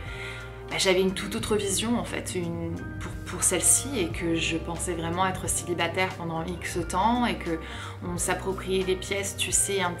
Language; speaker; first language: French; native; French